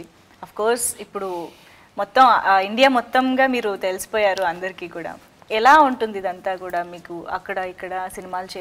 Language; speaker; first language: Telugu; native; Telugu